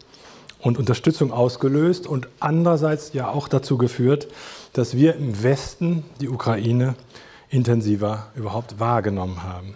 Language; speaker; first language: German; native; German